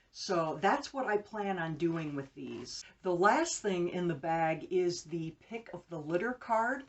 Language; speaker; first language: English; native; English